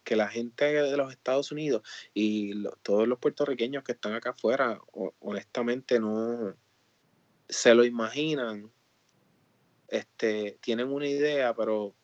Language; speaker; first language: Spanish; native; Spanish